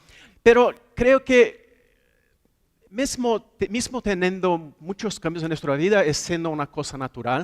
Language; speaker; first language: Spanish; non-native, fluent; Portuguese